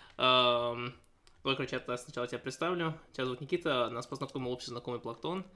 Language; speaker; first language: Russian; early bilingual, heritage; Russian